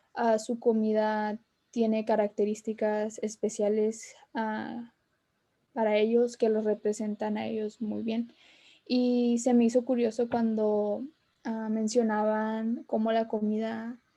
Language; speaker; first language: Spanish; early bilingual, heritage; Spanish